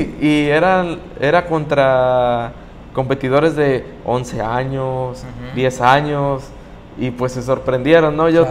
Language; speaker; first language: Spanish; native; Spanish